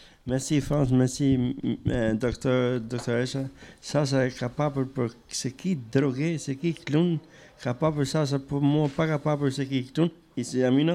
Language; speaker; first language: French; non-native, learner; Albanian